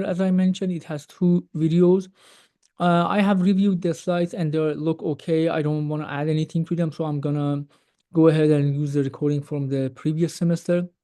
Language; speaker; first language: English; non-native, fluent; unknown